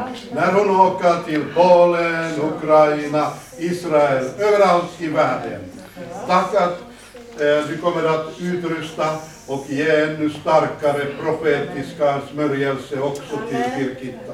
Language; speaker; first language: Swedish; non-native, fluent; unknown